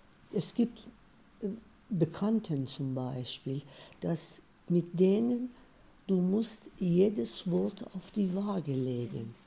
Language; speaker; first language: German; non-native, fluent; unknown